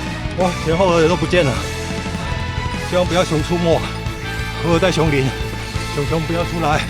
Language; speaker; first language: Chinese; native; Chinese